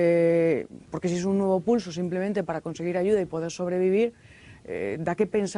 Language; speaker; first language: Spanish; native; Spanish